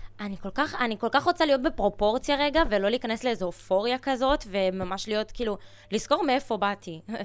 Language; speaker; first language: Hebrew; early bilingual, other home language; Russian